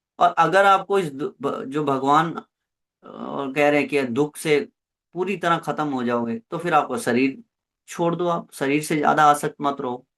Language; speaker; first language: Hindi; non-native, local second language; Punjabi